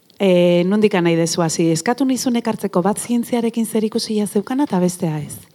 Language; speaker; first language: Basque; native; Basque